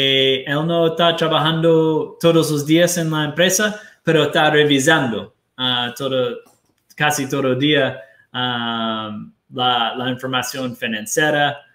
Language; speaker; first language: Spanish; non-native, fluent; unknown